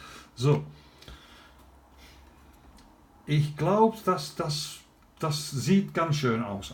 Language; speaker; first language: German; non-native, learner; English